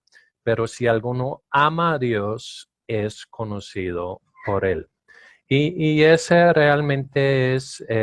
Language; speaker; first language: Spanish; non-native, fluent; Danish